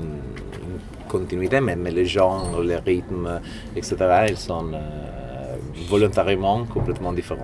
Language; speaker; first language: French; non-native, fluent; Italian